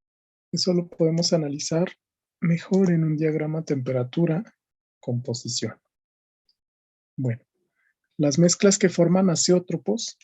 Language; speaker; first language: Spanish; native; Spanish